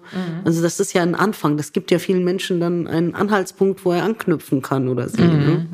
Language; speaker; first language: German; native; German